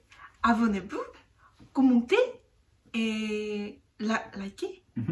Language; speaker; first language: French; non-native, learner; Korean